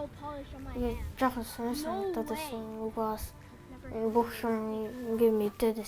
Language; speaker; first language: Mongolian; early bilingual, heritage; Mongolian